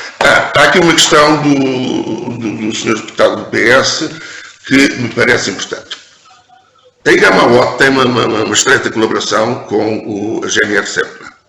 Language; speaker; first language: Portuguese; native; Portuguese